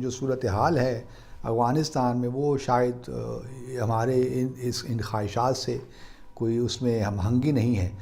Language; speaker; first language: Urdu; native; Urdu